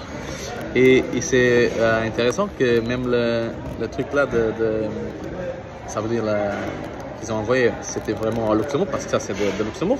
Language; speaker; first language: French; non-native, learner; Portuguese